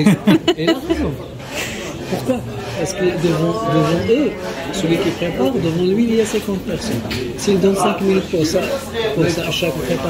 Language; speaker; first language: French; non-native, local second language; Arabic